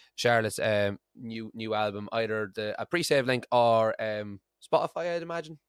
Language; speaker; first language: English; native; English